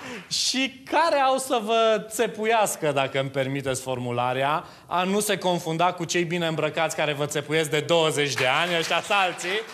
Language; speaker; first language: Romanian; native; Romanian